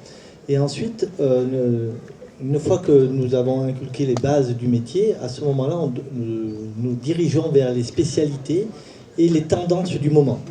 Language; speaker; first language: French; native; French